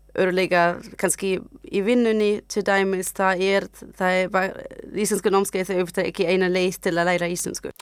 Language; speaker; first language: Icelandic; non-native, learner; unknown